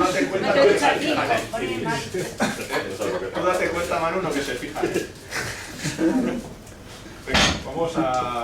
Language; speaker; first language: Spanish; native; Spanish